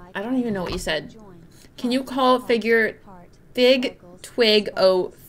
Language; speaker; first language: English; native; English